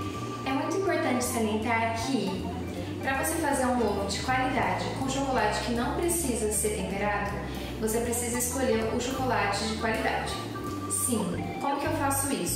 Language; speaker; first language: Portuguese; native; Portuguese